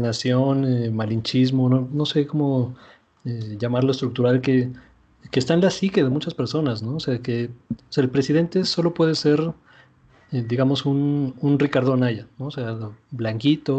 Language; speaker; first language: Spanish; native; Spanish